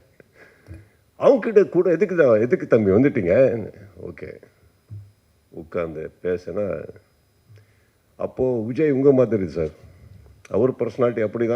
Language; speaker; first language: Tamil; non-native, learner; Kannada